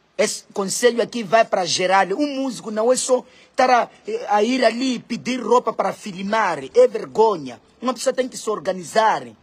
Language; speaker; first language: Portuguese; non-native, local second language; Makhuwa